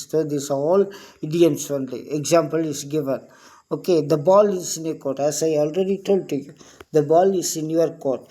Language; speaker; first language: English; non-native, local second language; Tamil